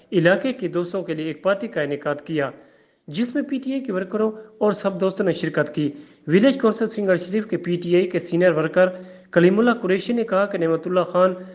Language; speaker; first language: Urdu; non-native, local second language; Saraiki